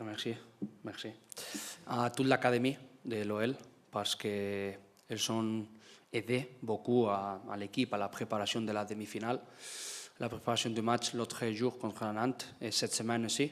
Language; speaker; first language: French; non-native, learner; Spanish